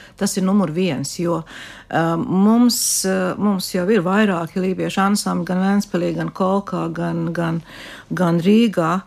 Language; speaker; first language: Latvian; native; Latvian